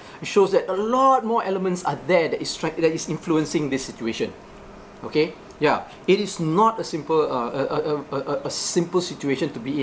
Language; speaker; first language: English; non-native, local second language; Malay